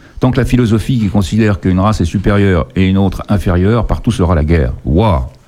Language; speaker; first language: French; native; French